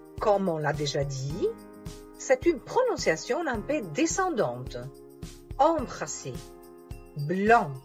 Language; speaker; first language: French; non-native, fluent; Italian